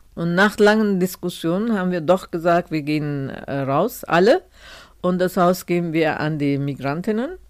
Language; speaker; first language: German; non-native, fluent; Turkish